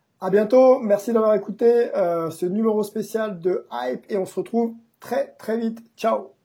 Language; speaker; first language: French; native; French